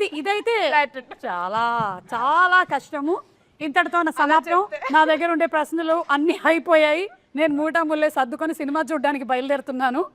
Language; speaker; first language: Telugu; non-native, local second language; Malayalam